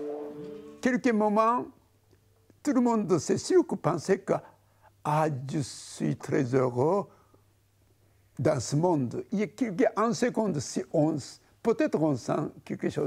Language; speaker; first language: French; non-native, learner; Japanese